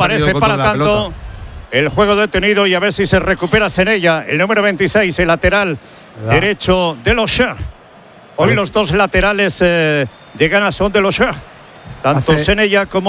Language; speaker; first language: Spanish; native; Spanish